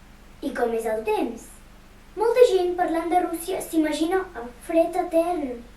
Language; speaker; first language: Catalan; early bilingual, other home language; Russian